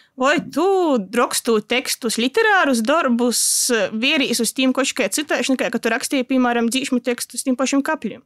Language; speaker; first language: Latvian; native; Latvian